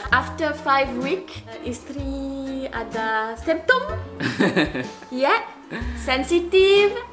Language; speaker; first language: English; non-native, learner; French